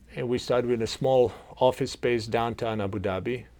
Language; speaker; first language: English; non-native, fluent; Croatian